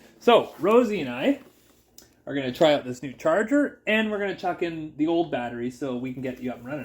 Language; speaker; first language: English; native; English